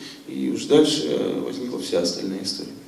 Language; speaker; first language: Russian; native; Russian